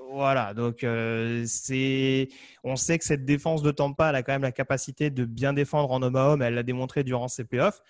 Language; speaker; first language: French; native; French